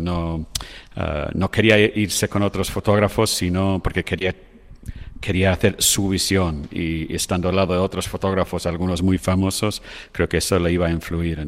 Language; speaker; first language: Spanish; non-native, fluent; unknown